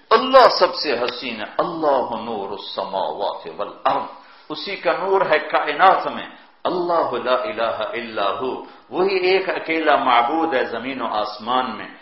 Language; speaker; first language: Urdu; non-native, local second language; Punjabi